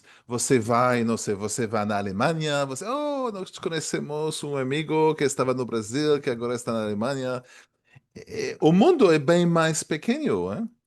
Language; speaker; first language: Portuguese; non-native, fluent; French